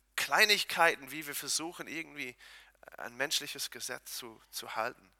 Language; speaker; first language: German; non-native, fluent; Hebrew